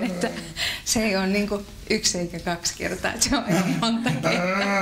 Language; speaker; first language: Finnish; native; Finnish